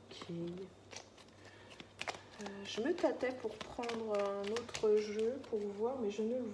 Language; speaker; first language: French; native; French